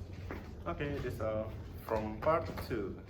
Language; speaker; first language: English; non-native, learner; Indonesian